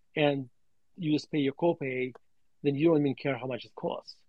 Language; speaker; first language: English; non-native, fluent; Russian